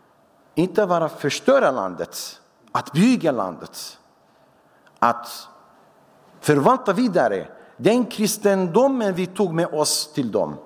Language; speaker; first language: Swedish; non-native, fluent; Syriac